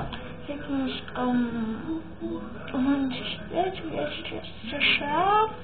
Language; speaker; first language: Russian; early bilingual, heritage; Russian